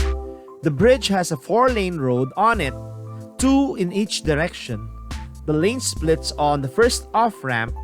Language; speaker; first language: English; non-native, local second language; Filipino